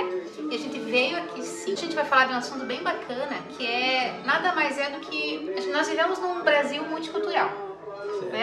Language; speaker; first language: Portuguese; native; Portuguese